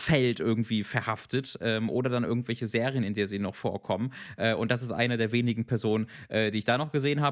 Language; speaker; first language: German; native; German